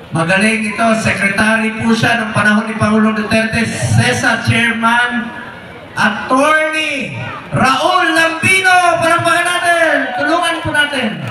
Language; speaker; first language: Filipino; non-native, local second language; Cebuano